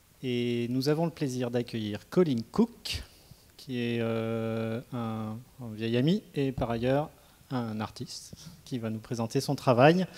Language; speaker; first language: French; native; French